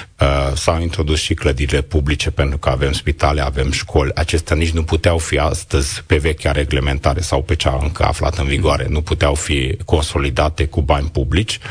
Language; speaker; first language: Romanian; non-native, local second language; Hungarian